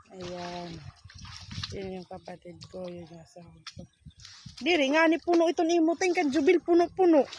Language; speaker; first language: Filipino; non-native, local second language; Waray